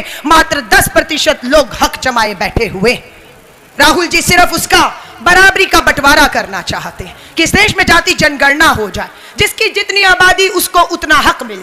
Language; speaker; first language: Hindi; native; Hindi